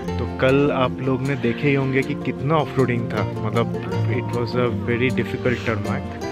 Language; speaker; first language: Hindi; non-native, local second language; Bangla